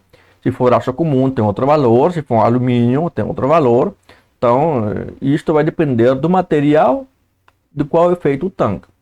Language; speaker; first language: Portuguese; native; Portuguese